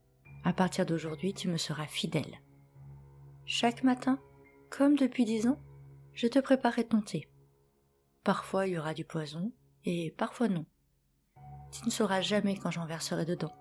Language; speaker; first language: French; native; French